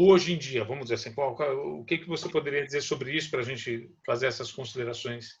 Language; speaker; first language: Portuguese; native; Portuguese